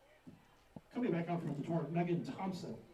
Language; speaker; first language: English; native; English